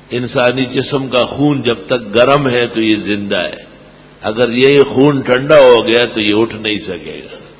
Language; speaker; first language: Urdu; non-native, local second language; Pashto